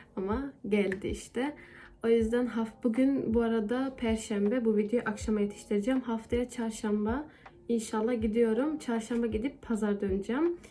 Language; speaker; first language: Turkish; early bilingual, heritage; Turkish